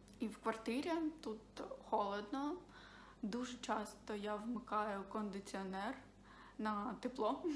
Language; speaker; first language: Ukrainian; non-native, local second language; Russian